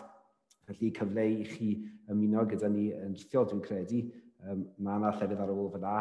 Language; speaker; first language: Welsh; native; Welsh